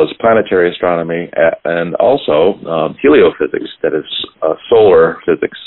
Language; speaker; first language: English; native; English